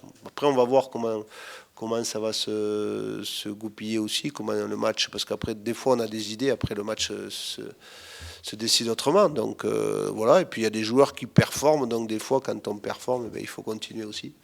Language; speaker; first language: French; native; French